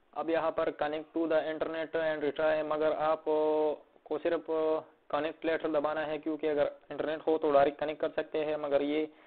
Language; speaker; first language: Hindi; native; Hindi